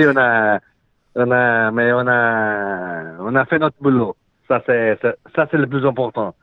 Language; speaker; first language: French; non-native, learner; Portuguese